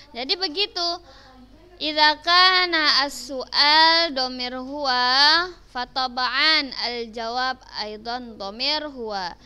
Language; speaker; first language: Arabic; non-native, fluent; Indonesian